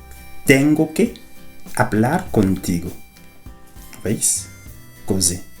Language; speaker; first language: Spanish; non-native, fluent; French